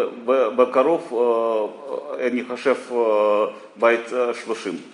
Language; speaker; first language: Hebrew; non-native, learner; Russian